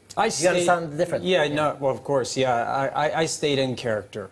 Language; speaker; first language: English; native; English